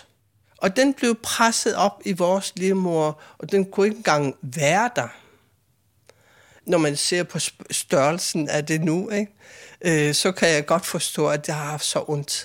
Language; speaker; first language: Swedish; non-native, fluent; Kalaallisut